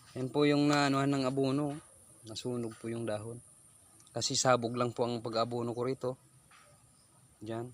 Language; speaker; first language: Filipino; non-native, local second language; Bikol